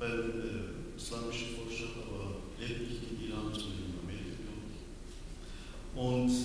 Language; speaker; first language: German; non-native, learner; Persian